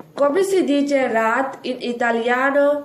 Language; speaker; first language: Italian; non-native, fluent; Urdu